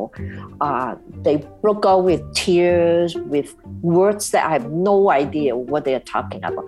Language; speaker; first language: English; non-native, local second language; Cantonese